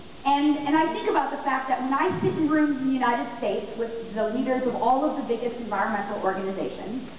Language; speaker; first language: English; native; English